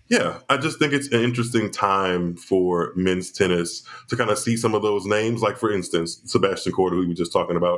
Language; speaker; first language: English; native; English